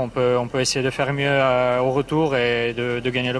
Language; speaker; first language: French; non-native, fluent; Armenian